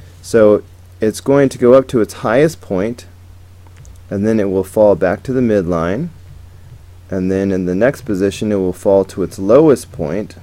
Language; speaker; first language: English; native; English